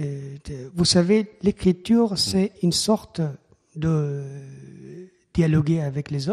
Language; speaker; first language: French; non-native, fluent; Persian